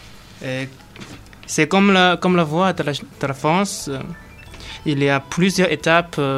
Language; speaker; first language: French; non-native, learner; Chinese